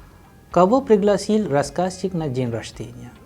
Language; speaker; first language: Russian; non-native, fluent; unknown